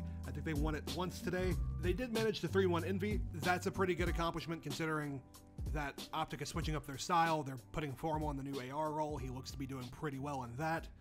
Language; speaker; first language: English; native; English